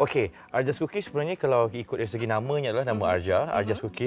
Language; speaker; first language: Malay; native; Malay